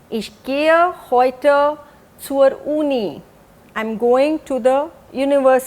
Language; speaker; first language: German; non-native, fluent; Hindi